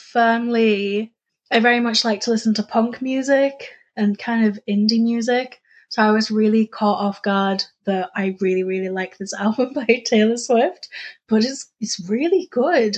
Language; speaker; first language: English; native; English